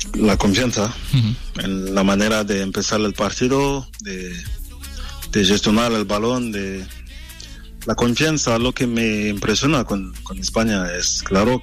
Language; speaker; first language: Spanish; non-native, learner; French